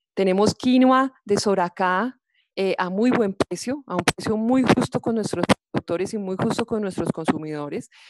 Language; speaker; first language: Spanish; native; Spanish